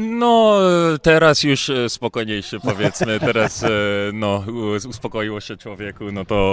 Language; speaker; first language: Polish; early bilingual, heritage; English